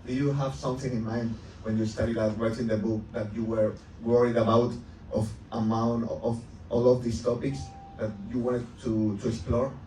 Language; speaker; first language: English; non-native, fluent; Spanish